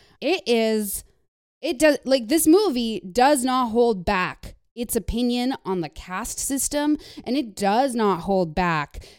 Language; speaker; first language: English; non-native, fluent; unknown